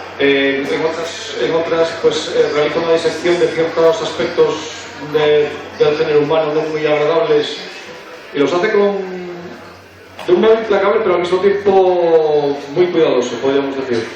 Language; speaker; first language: Spanish; native; Spanish